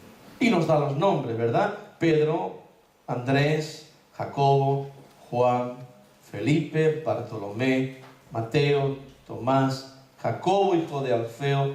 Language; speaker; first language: Spanish; native; Spanish